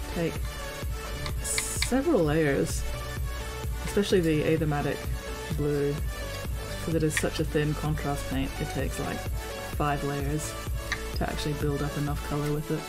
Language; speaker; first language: English; native; English